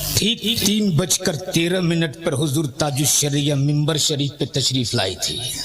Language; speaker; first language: Hindi; native; Hindi